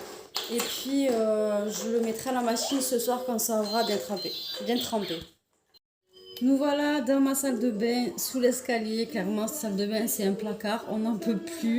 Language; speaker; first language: French; native; French